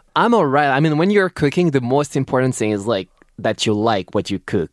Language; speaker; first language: English; non-native, fluent; French